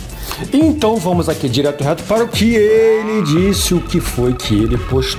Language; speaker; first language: Portuguese; native; Portuguese